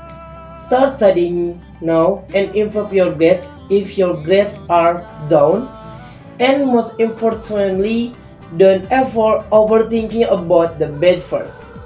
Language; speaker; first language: English; non-native, learner; Indonesian